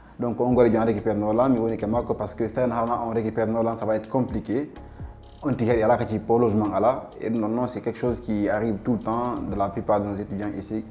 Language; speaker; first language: French; non-native, local second language; Fula